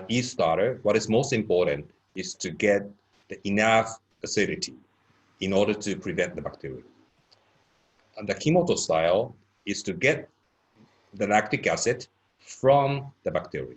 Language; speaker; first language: English; non-native, fluent; Japanese